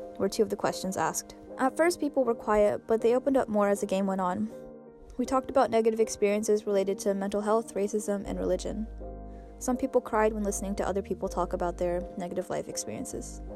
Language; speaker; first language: English; native; English